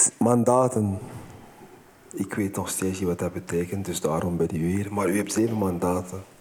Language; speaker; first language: Dutch; non-native, fluent; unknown